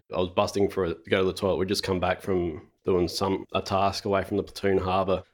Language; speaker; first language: English; native; English